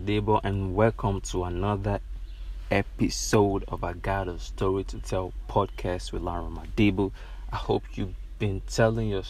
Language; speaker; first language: English; non-native, local second language; Yoruba